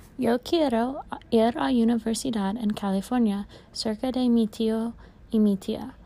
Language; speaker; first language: Spanish; non-native, learner; English